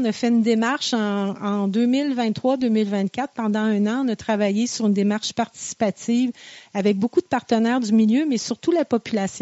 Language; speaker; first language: French; native; French